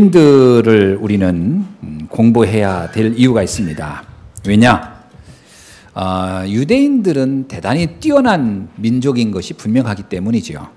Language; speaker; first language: Korean; native; Korean